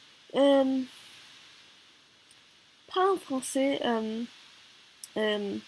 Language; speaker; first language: French; non-native, learner; Korean